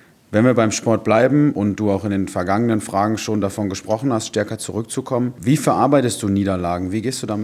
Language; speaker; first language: German; native; German